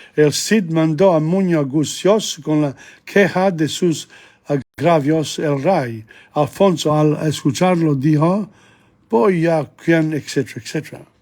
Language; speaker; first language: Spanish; non-native, learner; English